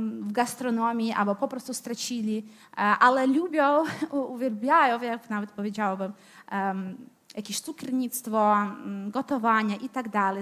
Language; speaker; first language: Polish; non-native, fluent; Ukrainian